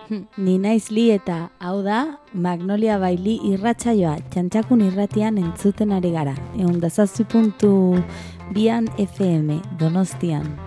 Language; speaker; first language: Basque; non-native, local second language; Spanish